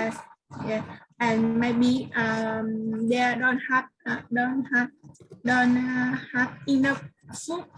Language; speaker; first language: English; non-native, learner; Vietnamese